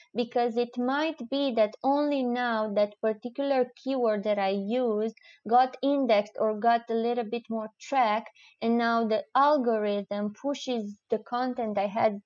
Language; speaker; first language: English; non-native, fluent; Romanian